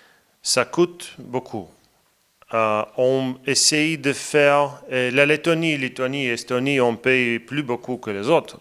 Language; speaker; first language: French; non-native, fluent; Latvian